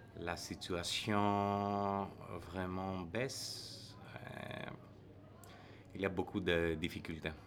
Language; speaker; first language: French; non-native, learner; Greek